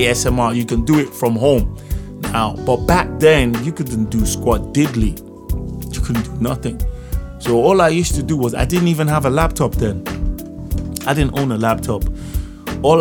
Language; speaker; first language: English; non-native, local second language; Yoruba